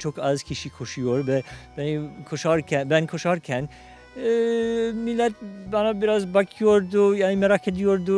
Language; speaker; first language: Turkish; non-native, fluent; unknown